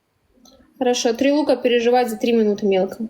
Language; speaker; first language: Russian; non-native, learner; Turkmen